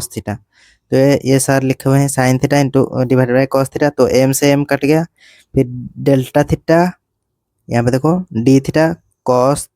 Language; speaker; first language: Hindi; native; Hindi